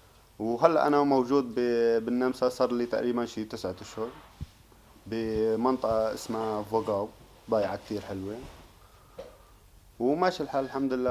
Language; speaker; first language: Arabic; native; Arabic